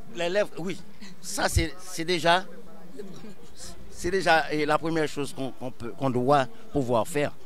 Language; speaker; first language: French; non-native, local second language; Haitian Creole